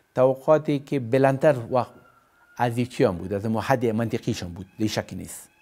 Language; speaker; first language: Persian; native; Persian